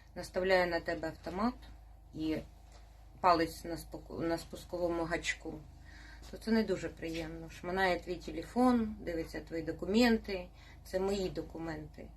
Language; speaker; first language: Ukrainian; non-native, fluent; Russian